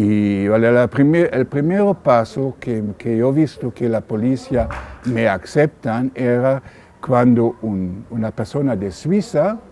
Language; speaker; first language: Spanish; non-native, learner; German